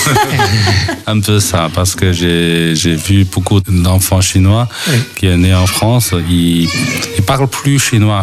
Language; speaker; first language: French; non-native, fluent; Chinese